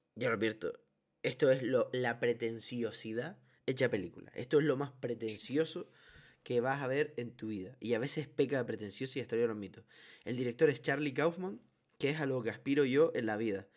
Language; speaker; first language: Spanish; native; Spanish